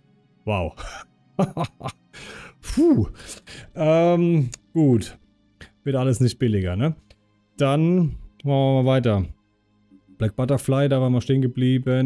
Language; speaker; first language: German; native; German